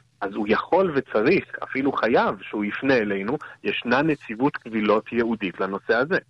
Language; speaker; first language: Hebrew; native; Hebrew